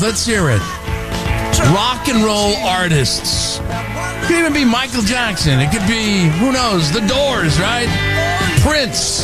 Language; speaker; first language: English; native; English